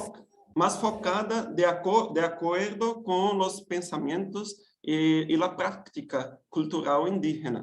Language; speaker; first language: Spanish; non-native, fluent; Portuguese